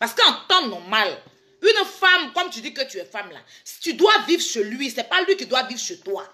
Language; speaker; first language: French; native; French